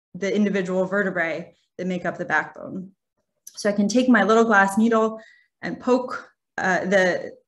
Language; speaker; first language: English; native; English